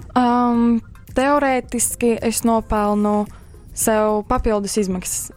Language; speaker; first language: Latvian; native; Latvian